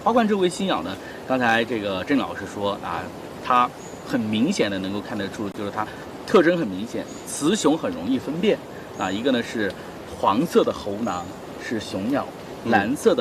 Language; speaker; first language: Chinese; native; Chinese